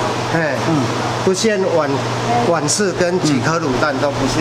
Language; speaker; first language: Chinese; native; Chinese